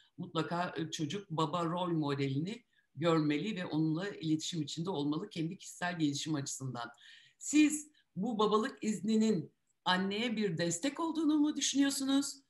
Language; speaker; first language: Turkish; native; Turkish